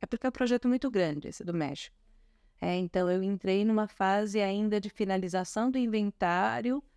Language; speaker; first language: Portuguese; early bilingual, other home language; Spanish